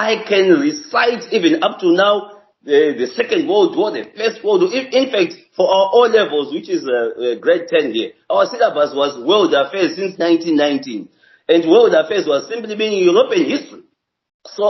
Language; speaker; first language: English; non-native, local second language; Shona